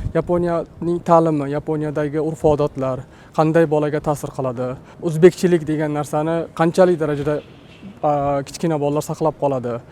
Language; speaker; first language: Uzbek; native; Uzbek